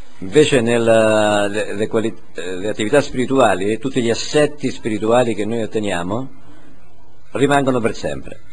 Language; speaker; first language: Italian; native; Italian